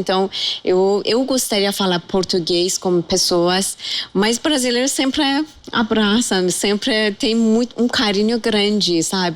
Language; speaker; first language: Portuguese; non-native, fluent; Persian